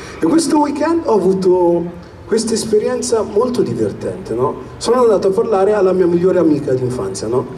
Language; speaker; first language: Italian; early bilingual, other home language; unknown